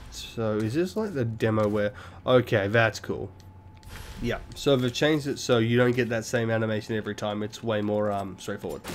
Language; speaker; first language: English; native; English